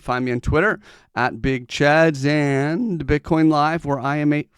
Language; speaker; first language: English; native; English